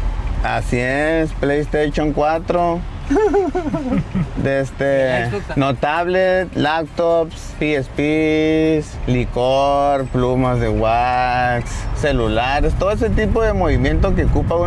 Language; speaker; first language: Spanish; native; Spanish